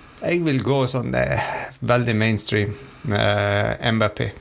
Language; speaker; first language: Norwegian; non-native, fluent; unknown